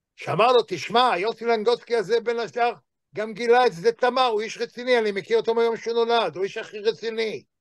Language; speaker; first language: Hebrew; native; Hebrew